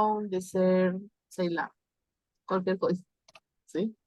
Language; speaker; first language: Portuguese; non-native, learner; Spanish